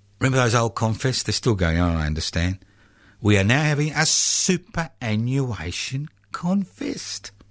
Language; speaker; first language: English; early bilingual, other home language; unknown